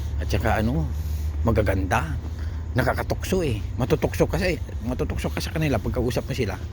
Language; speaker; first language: Filipino; native; Filipino